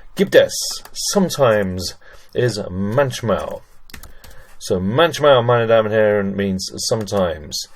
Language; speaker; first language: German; non-native, fluent; English